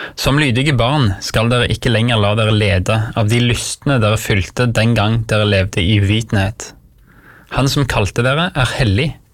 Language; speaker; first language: Norwegian; native; Norwegian